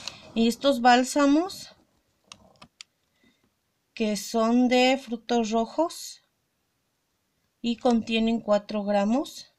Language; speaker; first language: Spanish; native; Spanish